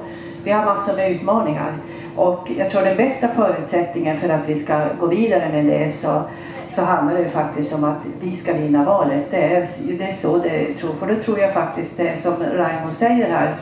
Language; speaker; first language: Swedish; native; Swedish